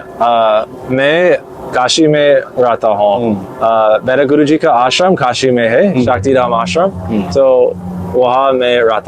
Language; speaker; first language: Hindi; non-native, learner; English